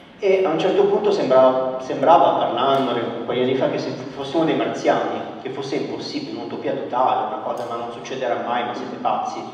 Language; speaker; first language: Italian; native; Italian